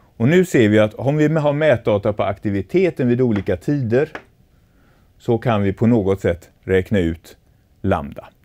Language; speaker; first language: Swedish; native; Swedish